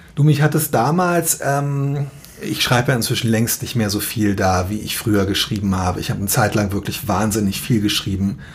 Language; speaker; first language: German; native; German